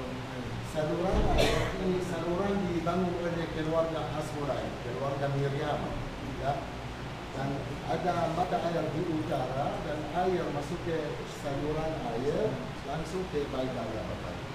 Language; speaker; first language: Indonesian; non-native, fluent; Hebrew